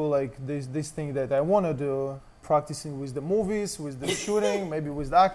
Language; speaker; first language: English; non-native, learner; Russian